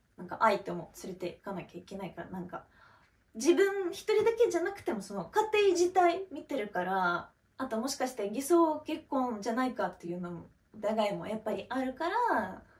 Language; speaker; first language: Japanese; non-native, fluent; Russian